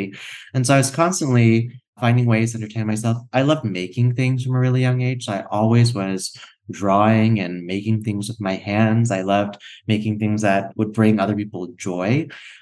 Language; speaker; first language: English; native; English